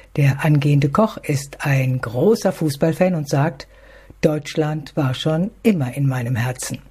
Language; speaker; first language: German; native; German